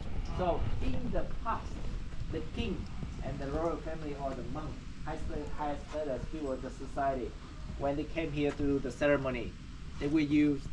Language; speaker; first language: English; non-native, fluent; Vietnamese